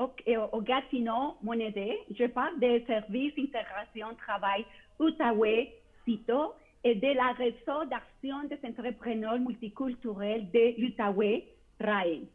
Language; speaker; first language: French; non-native, fluent; Spanish